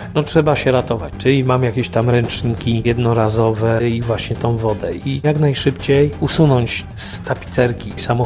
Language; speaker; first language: Polish; native; Polish